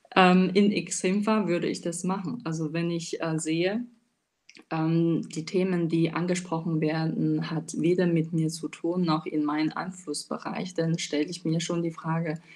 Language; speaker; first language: German; non-native, fluent; Chinese